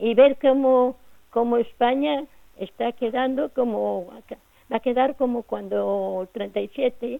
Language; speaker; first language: Spanish; native; Spanish